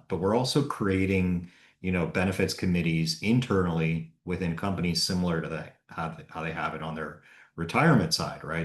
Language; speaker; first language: English; native; English